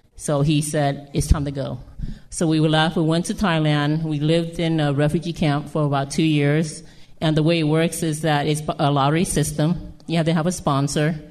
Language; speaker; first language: English; early bilingual, other home language; Lao